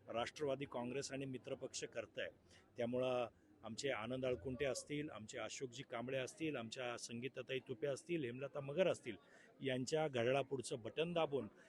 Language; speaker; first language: Marathi; native; Marathi